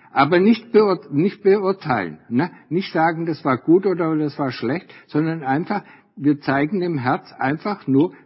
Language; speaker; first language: German; native; German